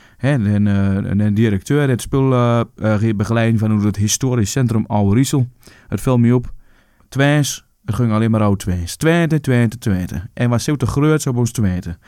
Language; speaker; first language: Dutch; native; Dutch